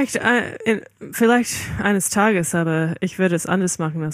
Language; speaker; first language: German; non-native, fluent; English